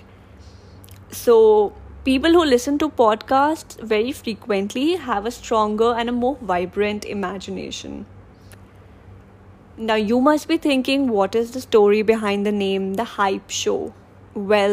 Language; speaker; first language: English; non-native, local second language; Hindi